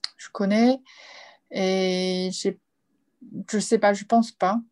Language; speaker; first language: French; non-native, fluent; Chinese